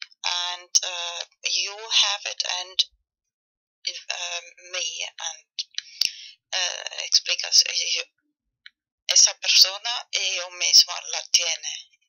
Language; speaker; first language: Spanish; non-native, fluent; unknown